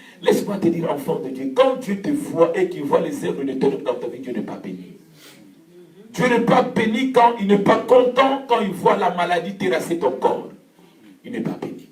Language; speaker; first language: French; non-native, local second language; Lingala